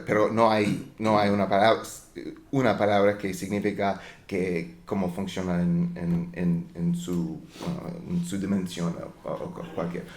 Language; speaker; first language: Spanish; non-native, learner; English